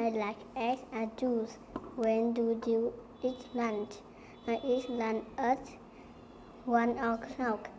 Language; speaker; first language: English; non-native, learner; Vietnamese